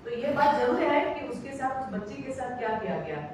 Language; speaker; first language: Hindi; non-native, local second language; Marathi